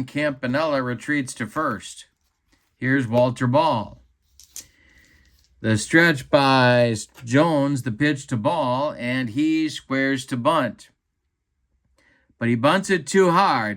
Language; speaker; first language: English; native; English